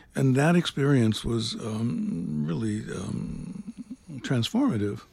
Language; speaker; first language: English; native; English